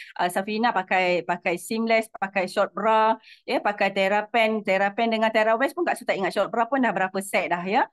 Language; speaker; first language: Malay; native; Malay